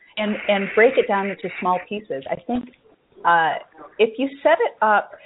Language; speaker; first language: English; native; English